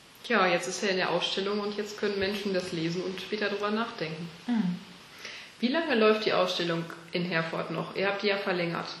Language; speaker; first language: German; native; German